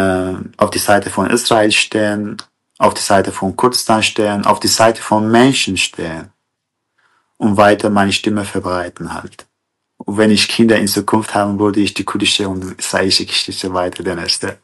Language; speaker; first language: German; non-native, fluent; Kurdish